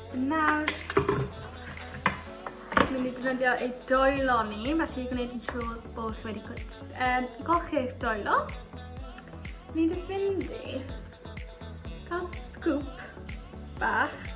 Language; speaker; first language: Welsh; non-native, local second language; English